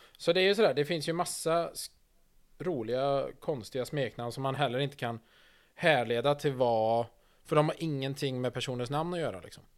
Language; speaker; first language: Swedish; native; Swedish